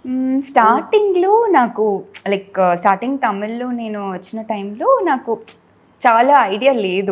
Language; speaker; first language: Telugu; non-native, learner; Tamil